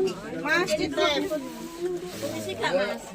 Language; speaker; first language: Indonesian; native; Indonesian